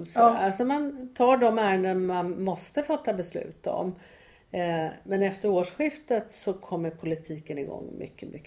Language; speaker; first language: Swedish; native; Swedish